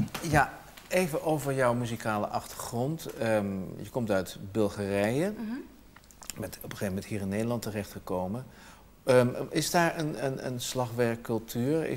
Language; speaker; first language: Dutch; native; Dutch